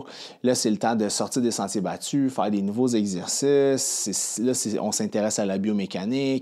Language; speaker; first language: French; native; French